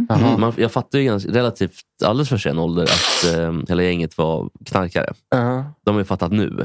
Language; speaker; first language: Swedish; native; Swedish